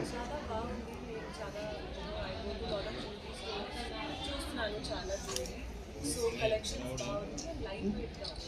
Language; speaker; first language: Telugu; non-native, learner; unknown